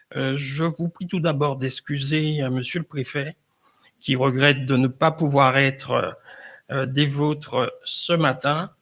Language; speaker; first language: French; native; French